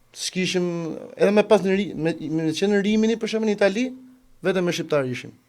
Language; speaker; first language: Albanian; early bilingual, heritage; Italian